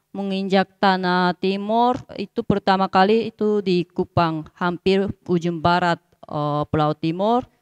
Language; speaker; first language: Indonesian; non-native, fluent; Japanese